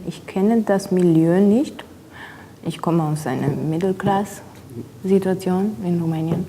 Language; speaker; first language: German; non-native, fluent; Romanian